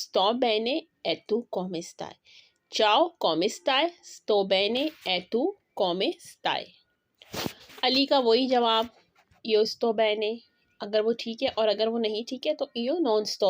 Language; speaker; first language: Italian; non-native, fluent; Urdu